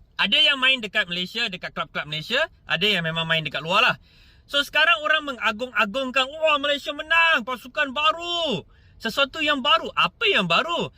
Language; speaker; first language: Malay; non-native, local second language; Punjabi